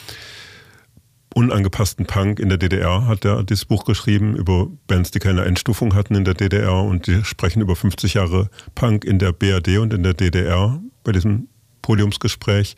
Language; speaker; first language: German; native; German